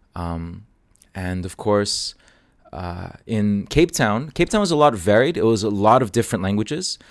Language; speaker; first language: English; non-native, local second language; Cantonese